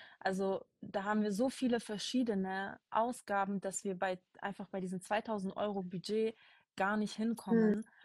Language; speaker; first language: German; early bilingual, other home language; Kurdish